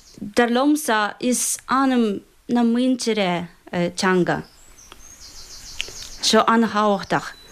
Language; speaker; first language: Irish; non-native, fluent; Russian